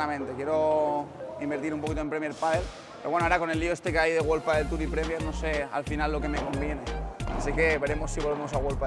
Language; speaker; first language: Spanish; native; Spanish